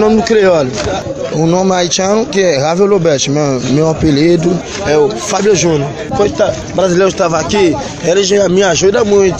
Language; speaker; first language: Portuguese; non-native, learner; Haitian Creole